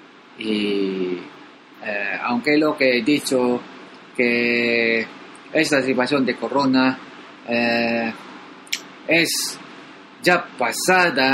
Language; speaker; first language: Spanish; non-native, learner; Filipino